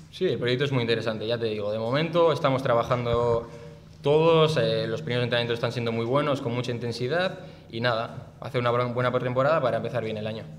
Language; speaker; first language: Spanish; native; Spanish